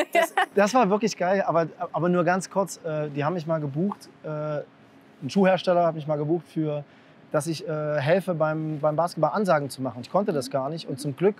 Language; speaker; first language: German; native; German